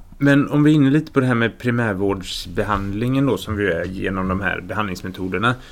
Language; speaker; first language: Swedish; native; Swedish